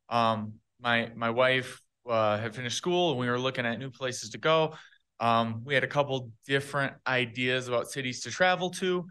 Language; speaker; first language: English; native; English